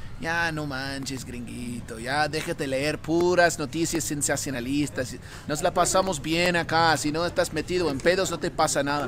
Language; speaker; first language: Spanish; non-native, learner; English